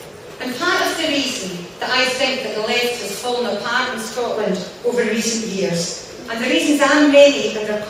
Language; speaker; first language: English; native; English